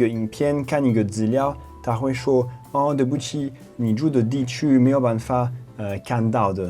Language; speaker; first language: Chinese; non-native, fluent; French